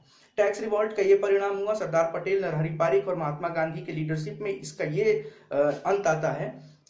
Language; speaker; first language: Hindi; native; Hindi